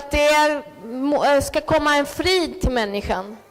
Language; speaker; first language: Swedish; early bilingual, other home language; Spanish